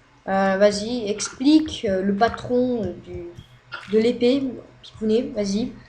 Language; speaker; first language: French; native; French